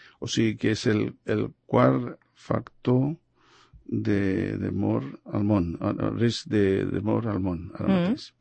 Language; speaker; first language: Catalan; non-native, local second language; Spanish